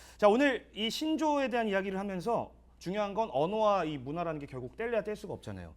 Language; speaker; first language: Korean; native; Korean